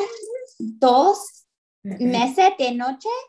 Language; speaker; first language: Spanish; non-native, learner; English